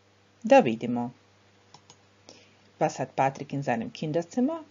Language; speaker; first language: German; non-native, fluent; Croatian